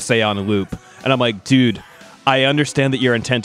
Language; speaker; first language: English; native; English